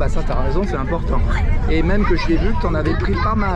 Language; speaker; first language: French; native; French